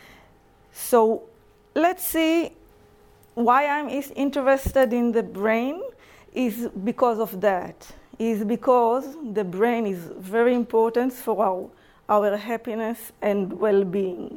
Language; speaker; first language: English; non-native, fluent; Hebrew